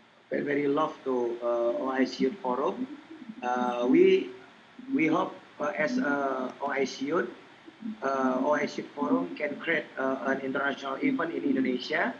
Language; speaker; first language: English; non-native, learner; Indonesian